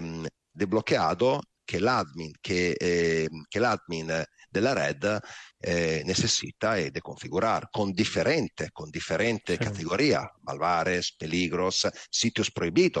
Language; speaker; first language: Spanish; non-native, learner; Italian